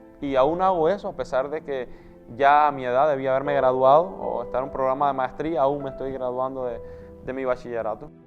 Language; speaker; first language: Spanish; native; Spanish